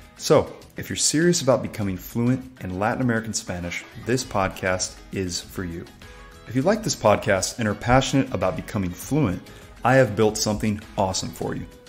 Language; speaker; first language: English; native; English